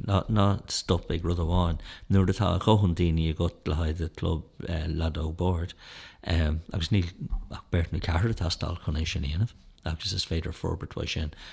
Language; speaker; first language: Irish; native; Irish